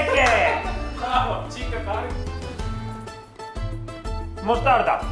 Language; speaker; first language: Italian; non-native, fluent; Spanish